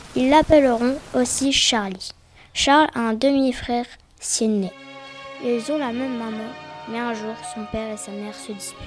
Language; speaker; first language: French; native; French